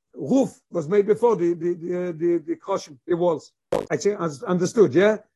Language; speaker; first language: English; non-native, fluent; Hebrew